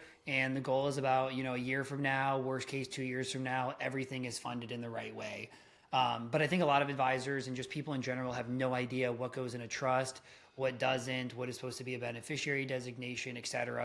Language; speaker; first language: English; native; English